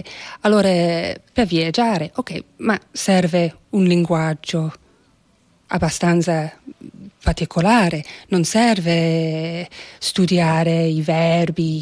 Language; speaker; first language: Italian; non-native, fluent; English